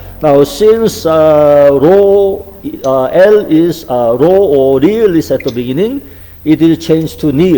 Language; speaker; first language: English; non-native, fluent; Korean